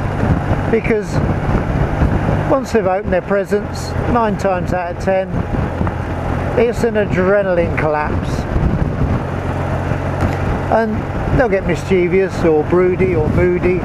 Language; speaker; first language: English; native; English